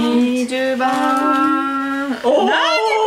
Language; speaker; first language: Japanese; non-native, learner; Russian